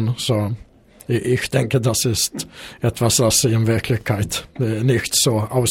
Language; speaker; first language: German; non-native, fluent; Swedish